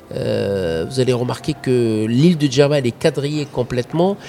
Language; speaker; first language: French; non-native, local second language; Arabic